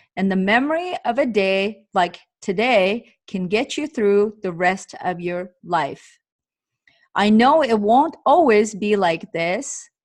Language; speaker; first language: English; non-native, fluent; Mongolian